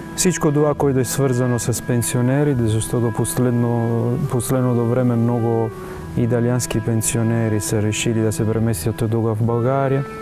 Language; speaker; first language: Bulgarian; non-native, fluent; Italian